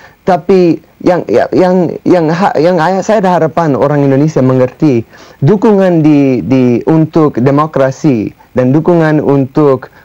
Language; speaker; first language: Indonesian; non-native, fluent; English